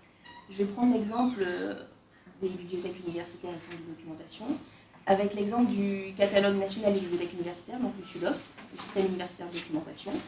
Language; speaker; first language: French; native; French